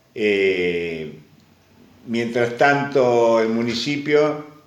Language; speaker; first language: Spanish; early bilingual, other home language; Greek